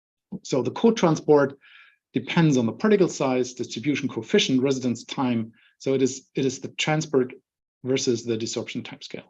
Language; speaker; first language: English; non-native, fluent; German